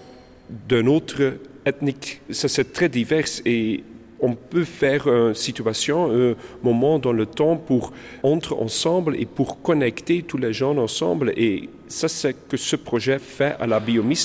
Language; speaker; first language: French; non-native, local second language; Dutch